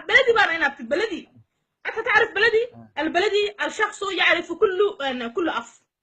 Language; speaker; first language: Arabic; non-native, learner; Somali